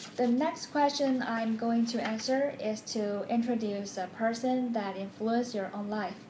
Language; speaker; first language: English; non-native, fluent; Chinese